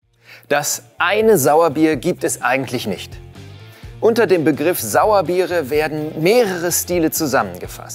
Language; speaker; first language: German; native; German